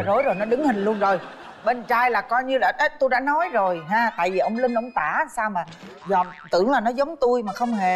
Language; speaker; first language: Vietnamese; native; Vietnamese